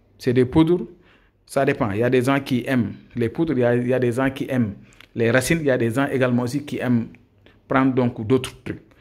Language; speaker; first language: French; non-native, local second language; Wolof